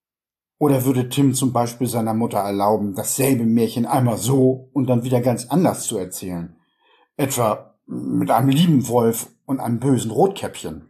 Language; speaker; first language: German; native; German